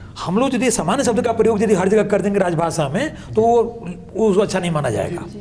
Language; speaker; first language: Hindi; native; Hindi